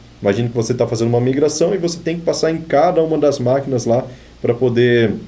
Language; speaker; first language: Portuguese; native; Portuguese